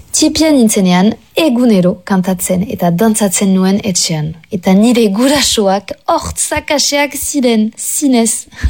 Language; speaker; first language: Basque; non-native, local second language; French